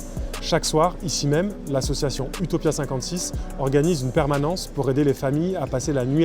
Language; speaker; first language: French; native; French